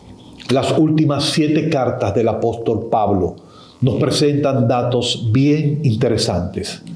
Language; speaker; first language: Spanish; native; Spanish